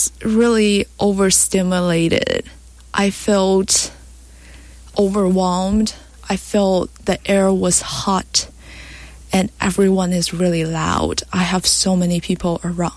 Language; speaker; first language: English; non-native, fluent; Chinese